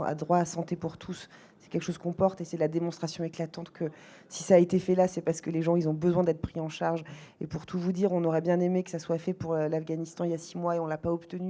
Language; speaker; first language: French; native; French